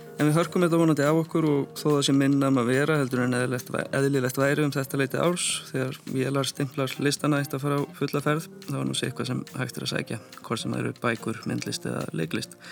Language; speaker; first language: Icelandic; native; Icelandic